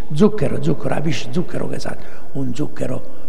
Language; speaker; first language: German; non-native, fluent; Italian